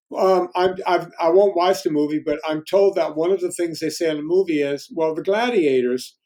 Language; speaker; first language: English; native; English